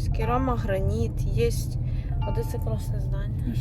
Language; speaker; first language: Ukrainian; non-native, local second language; Russian